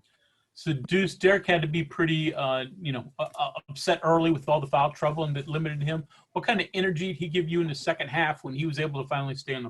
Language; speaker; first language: English; native; English